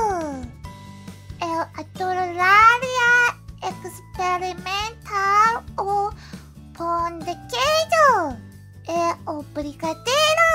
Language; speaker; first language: Portuguese; non-native, learner; Japanese